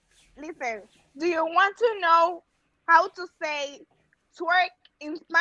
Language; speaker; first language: English; non-native, local second language; Spanish